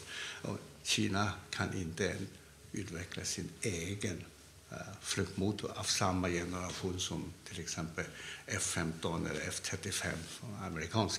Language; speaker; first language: Swedish; non-native, fluent; Cantonese